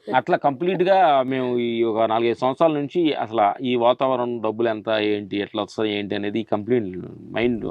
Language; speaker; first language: Telugu; native; Telugu